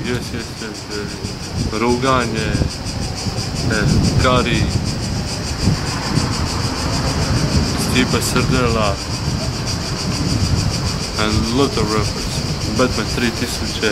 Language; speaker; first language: English; non-native, learner; Croatian